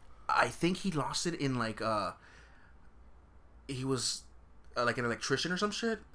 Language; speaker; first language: English; native; English